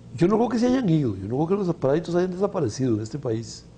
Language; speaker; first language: Spanish; native; Spanish